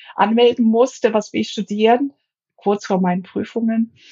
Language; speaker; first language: German; non-native, fluent; Greek